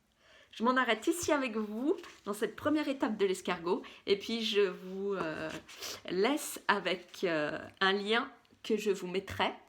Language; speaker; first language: French; native; French